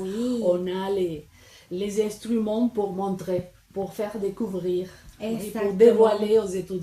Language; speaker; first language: French; non-native, fluent; Spanish